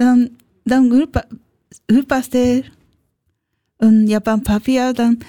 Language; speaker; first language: German; non-native, learner; Japanese